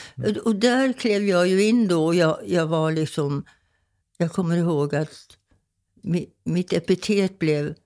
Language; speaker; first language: Swedish; native; Swedish